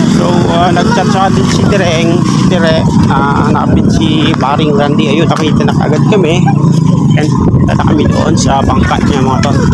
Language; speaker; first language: Filipino; non-native, local second language; Bikol